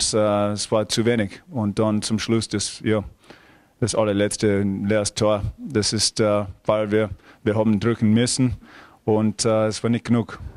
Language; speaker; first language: German; non-native, fluent; English